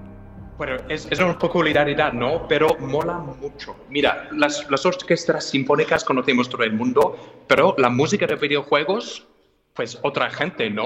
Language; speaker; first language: Spanish; non-native, fluent; English